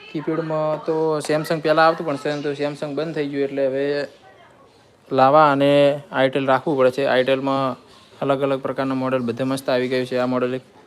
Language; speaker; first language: Gujarati; native; Gujarati